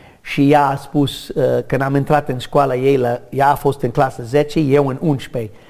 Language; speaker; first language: Romanian; non-native, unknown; English